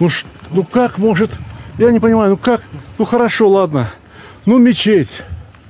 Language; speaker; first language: Russian; native; Russian